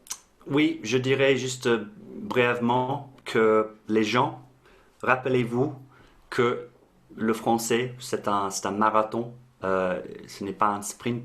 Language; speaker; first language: French; non-native, fluent; English